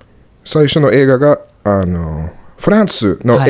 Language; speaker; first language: Japanese; non-native, learner; English